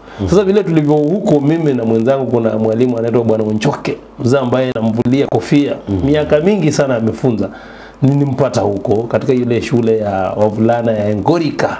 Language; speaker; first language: Swahili; native; Swahili